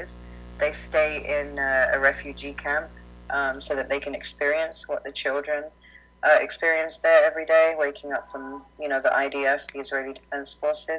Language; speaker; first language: English; native; English